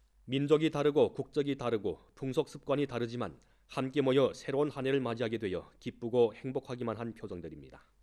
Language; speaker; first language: Korean; native; Korean